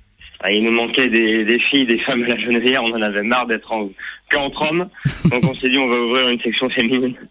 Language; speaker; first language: French; native; French